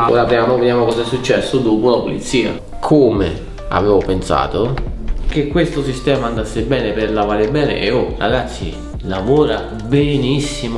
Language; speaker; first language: Italian; native; Italian